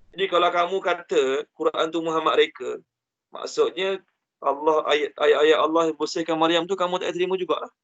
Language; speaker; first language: Malay; native; Malay